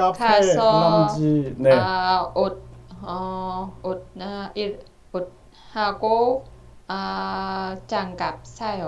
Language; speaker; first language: Korean; non-native, learner; Vietnamese